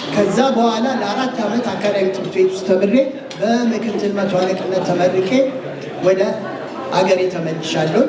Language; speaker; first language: Amharic; native; Amharic